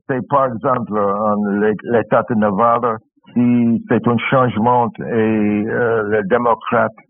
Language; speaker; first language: French; non-native, learner; English